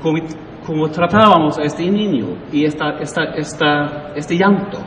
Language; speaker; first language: Spanish; non-native, learner; Swedish